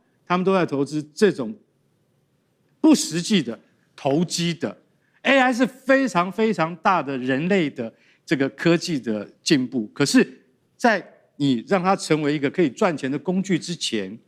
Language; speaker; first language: Chinese; native; Chinese